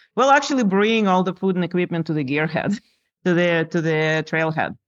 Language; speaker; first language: English; non-native, fluent; Lithuanian